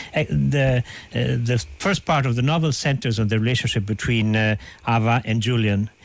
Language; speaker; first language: English; non-native, fluent; Italian